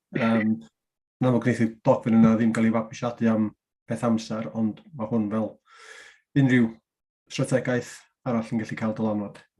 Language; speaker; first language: Welsh; native; Welsh